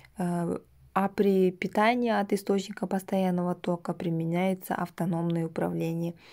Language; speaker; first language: Russian; non-native, local second language; Kazakh